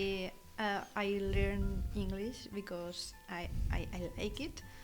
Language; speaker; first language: English; non-native, learner; Spanish